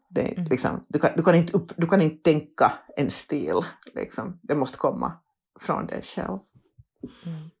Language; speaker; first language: Swedish; native; Swedish